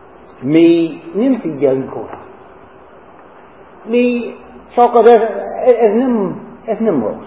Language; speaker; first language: Hungarian; non-native, fluent; English